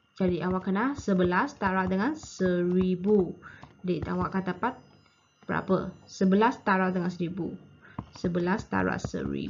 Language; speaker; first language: Malay; native; Malay